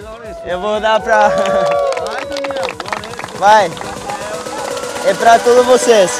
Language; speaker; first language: Portuguese; non-native, learner; Spanish